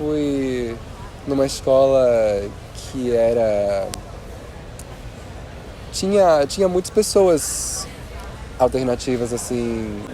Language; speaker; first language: Portuguese; non-native, fluent; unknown